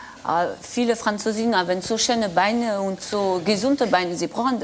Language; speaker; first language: German; non-native, fluent; French